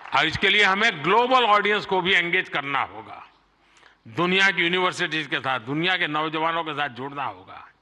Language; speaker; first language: Hindi; non-native, local second language; Gujarati